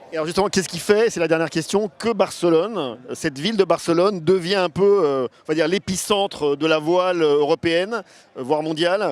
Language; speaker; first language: French; native; French